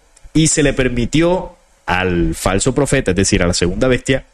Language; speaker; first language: Spanish; native; Spanish